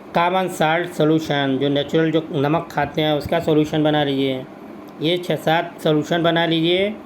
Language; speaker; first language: Hindi; native; Hindi